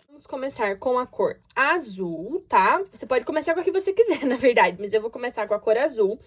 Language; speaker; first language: Portuguese; native; Portuguese